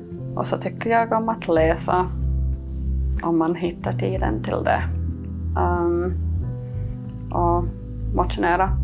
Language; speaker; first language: Swedish; non-native, fluent; English